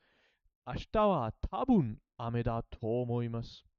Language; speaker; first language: Japanese; non-native, learner; English